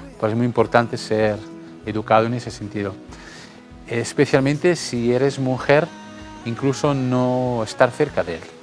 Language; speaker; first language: Spanish; non-native, fluent; Italian